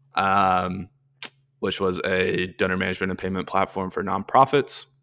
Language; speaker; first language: English; native; English